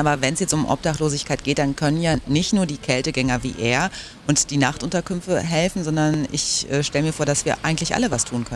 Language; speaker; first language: German; native; German